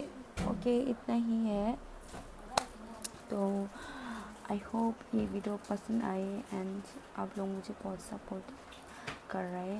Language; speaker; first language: Hindi; non-native, local second language; Tibetan